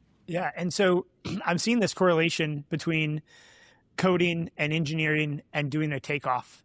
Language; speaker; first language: English; native; English